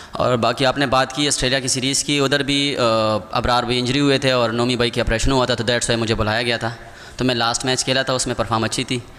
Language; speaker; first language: Urdu; non-native, local second language; Pashto